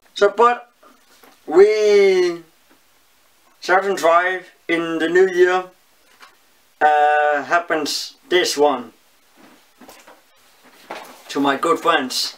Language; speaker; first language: English; non-native, learner; Danish